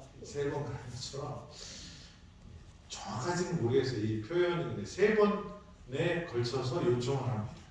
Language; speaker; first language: Korean; native; Korean